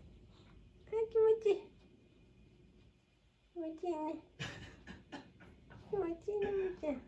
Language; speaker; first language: Japanese; native; Japanese